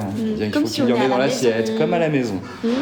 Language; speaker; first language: French; native; French